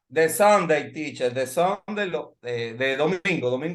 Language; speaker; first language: English; non-native, learner; Spanish